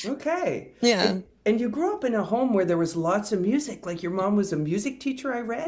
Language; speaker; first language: English; native; English